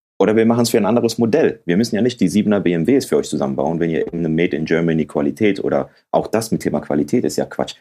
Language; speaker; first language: German; early bilingual, other home language; Akan